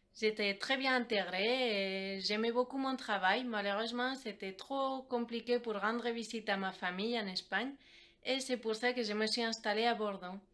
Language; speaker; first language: French; non-native, fluent; Spanish